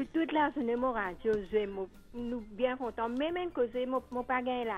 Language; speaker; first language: French; non-native, local second language; Morisyen